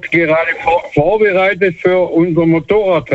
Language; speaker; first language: German; native; German